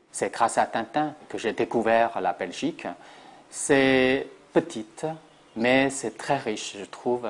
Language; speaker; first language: French; non-native, fluent; Chinese